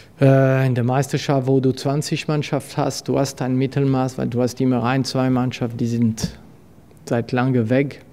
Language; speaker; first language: German; non-native, fluent; French